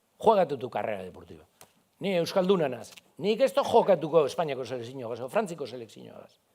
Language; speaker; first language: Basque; non-native, local second language; Spanish